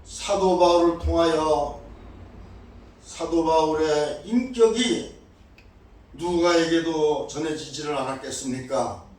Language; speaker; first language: Korean; native; Korean